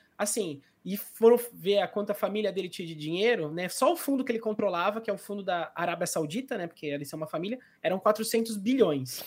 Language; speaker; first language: Portuguese; native; Portuguese